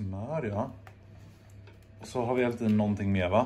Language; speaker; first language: Swedish; native; Swedish